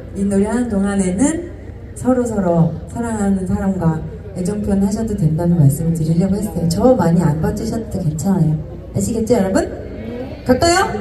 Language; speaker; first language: Korean; native; Korean